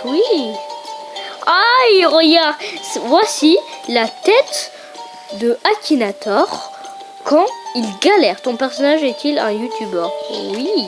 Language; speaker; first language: French; early bilingual, other home language; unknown